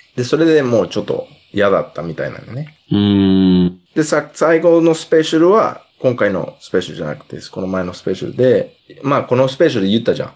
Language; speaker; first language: Japanese; non-native, fluent; English